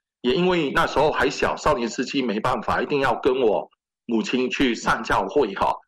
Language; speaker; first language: Chinese; native; Chinese